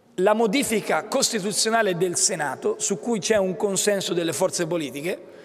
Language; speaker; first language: Italian; native; Italian